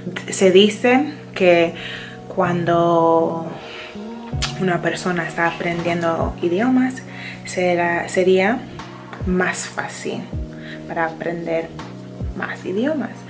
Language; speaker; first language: Spanish; non-native, learner; English